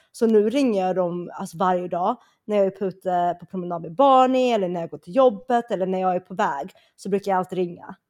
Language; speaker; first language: Swedish; early bilingual, other home language; Chinese